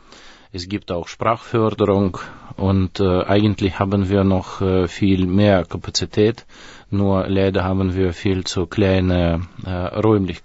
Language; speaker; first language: German; non-native, fluent; Russian